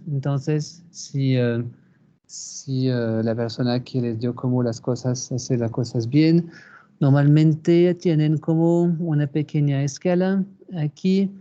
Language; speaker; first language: Spanish; non-native, fluent; French